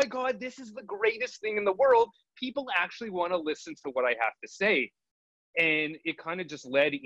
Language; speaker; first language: English; native; English